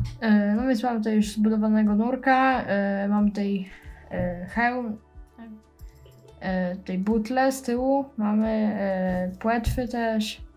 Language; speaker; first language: Polish; native; Polish